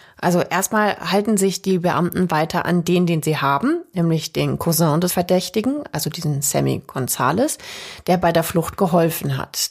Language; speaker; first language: German; native; German